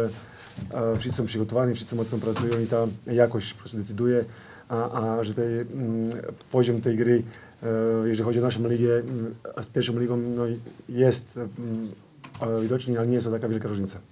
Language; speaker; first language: Polish; non-native, fluent; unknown